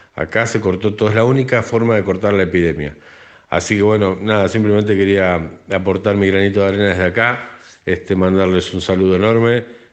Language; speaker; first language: Spanish; native; Spanish